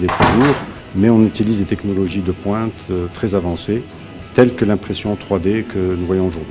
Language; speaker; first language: French; non-native, local second language; Arabic